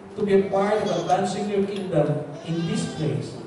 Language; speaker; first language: English; non-native, local second language; Filipino